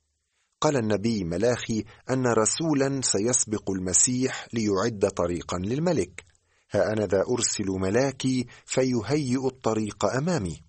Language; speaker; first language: Arabic; native; Arabic